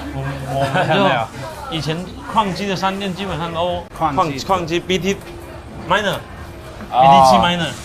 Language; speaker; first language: Chinese; native; Chinese